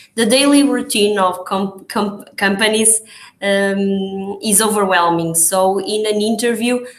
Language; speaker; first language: English; non-native, fluent; Portuguese